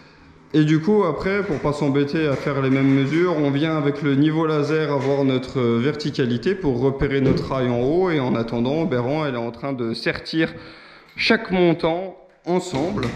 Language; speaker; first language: French; native; French